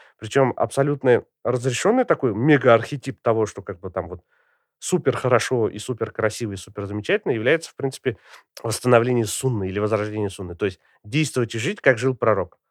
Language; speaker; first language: Russian; native; Russian